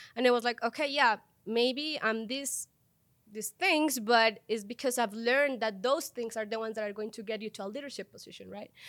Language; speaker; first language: English; non-native, fluent; Spanish